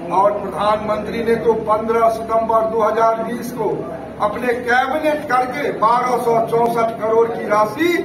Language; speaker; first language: Hindi; native; Hindi